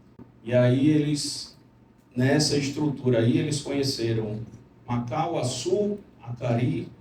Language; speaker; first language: Portuguese; native; Portuguese